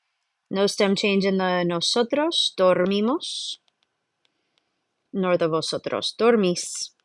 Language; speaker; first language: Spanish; non-native, fluent; English